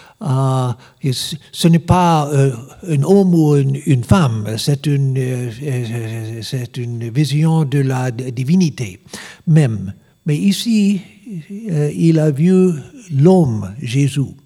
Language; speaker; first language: French; non-native, learner; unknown